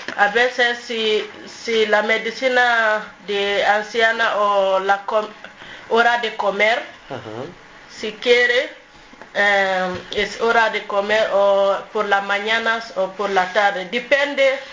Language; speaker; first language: Spanish; non-native, learner; English